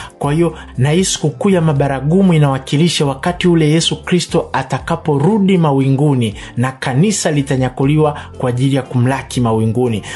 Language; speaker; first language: Swahili; native; Swahili